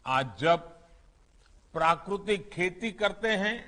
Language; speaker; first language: Hindi; non-native, local second language; Gujarati